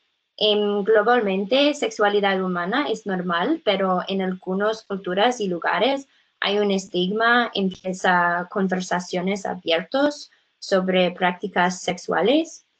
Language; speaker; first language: Spanish; non-native, learner; English